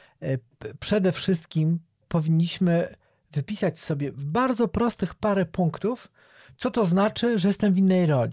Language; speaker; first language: Polish; native; Polish